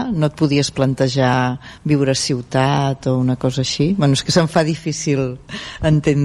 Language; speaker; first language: Catalan; native; Catalan